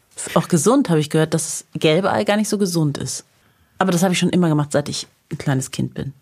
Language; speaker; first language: German; native; German